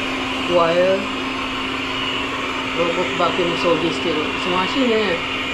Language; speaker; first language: Japanese; non-native, learner; Filipino